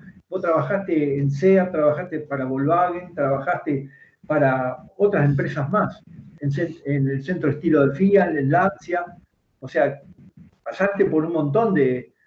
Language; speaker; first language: Spanish; native; Spanish